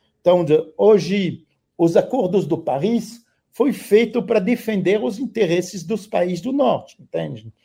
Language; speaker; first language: Portuguese; non-native, fluent; French